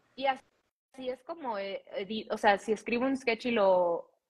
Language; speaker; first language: Spanish; early bilingual, heritage; Spanish